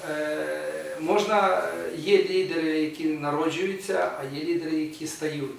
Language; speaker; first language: Ukrainian; non-native, local second language; Russian